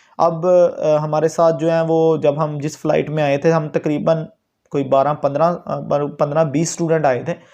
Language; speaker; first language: Urdu; non-native, local second language; Punjabi